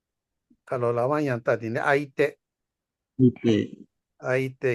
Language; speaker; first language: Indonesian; non-native, fluent; Japanese